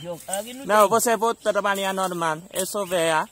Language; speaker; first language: Portuguese; non-native, learner; Vietnamese